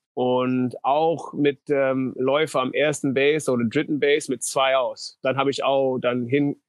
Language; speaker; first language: German; non-native, fluent; English